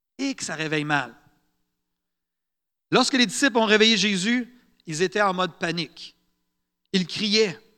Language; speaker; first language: French; native; French